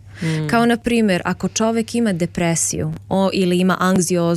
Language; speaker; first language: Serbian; early bilingual, heritage; Serbian